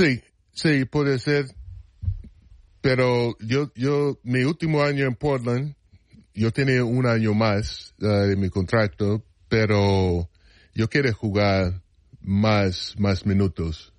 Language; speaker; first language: Spanish; non-native, fluent; English